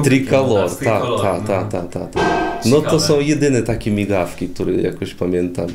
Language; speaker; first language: Polish; non-native, fluent; Russian